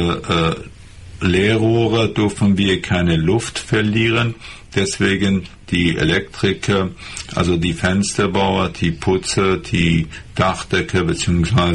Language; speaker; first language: German; non-native, fluent; Persian